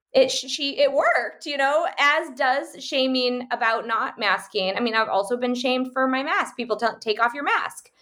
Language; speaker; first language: English; native; English